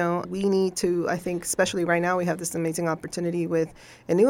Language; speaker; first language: English; non-native, fluent; Spanish